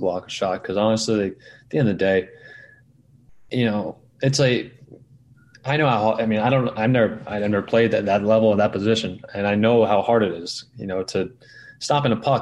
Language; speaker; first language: English; native; English